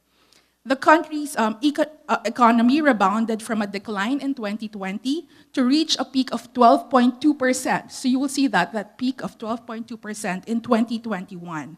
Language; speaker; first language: English; non-native, local second language; Filipino